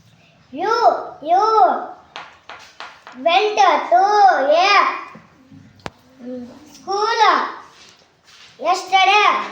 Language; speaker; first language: English; non-native, learner; Telugu